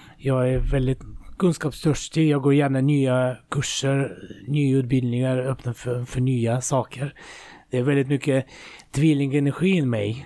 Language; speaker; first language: Swedish; non-native, fluent; Russian